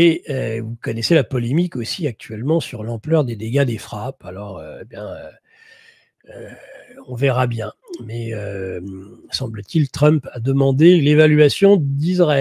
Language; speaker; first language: French; native; French